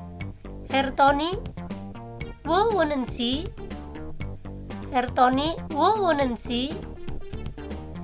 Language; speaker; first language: German; non-native, fluent; Indonesian